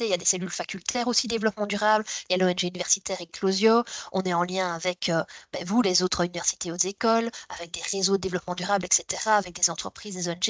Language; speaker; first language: French; native; French